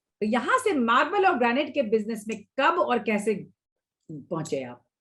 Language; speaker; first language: Hindi; native; Hindi